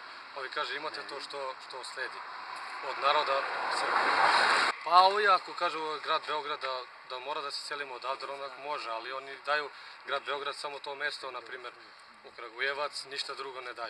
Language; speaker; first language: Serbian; non-native, local second language; Romany